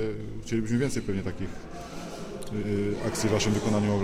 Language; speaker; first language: Polish; native; Polish